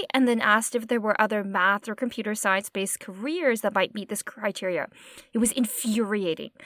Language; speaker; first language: English; native; English